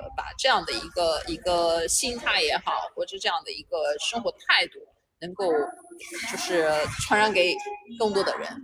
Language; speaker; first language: Chinese; non-native, fluent; Romanian